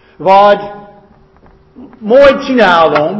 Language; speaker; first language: Hungarian; non-native, fluent; English